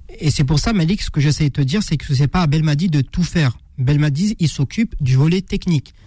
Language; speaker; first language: French; non-native, local second language; Arabic